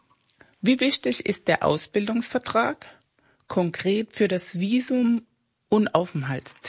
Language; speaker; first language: German; non-native, fluent; Spanish